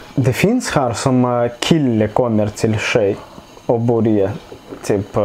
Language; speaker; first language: Swedish; non-native, learner; Russian